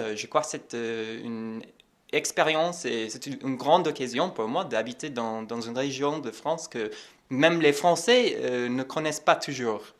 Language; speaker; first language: French; non-native, fluent; English